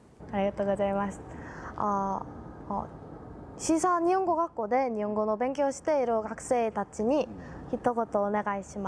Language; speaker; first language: Japanese; non-native, learner; Korean